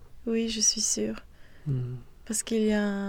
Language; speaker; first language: French; non-native, fluent; Swedish